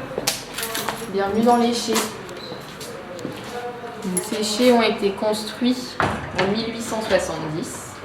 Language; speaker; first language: French; native; French